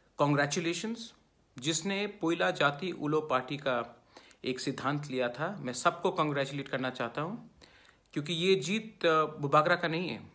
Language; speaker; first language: Hindi; non-native, local second language; Kok Borok